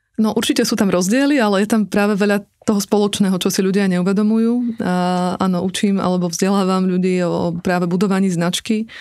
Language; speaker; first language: Slovak; native; Slovak